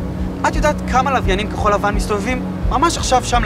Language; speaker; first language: Hebrew; native; Hebrew